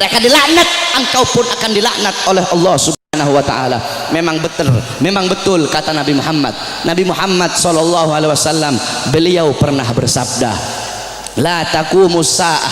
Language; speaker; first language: Indonesian; native; Indonesian